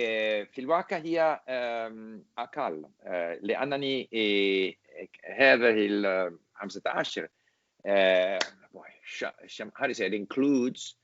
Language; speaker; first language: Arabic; non-native, learner; English